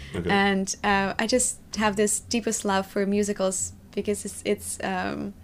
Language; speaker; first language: English; non-native, fluent; Russian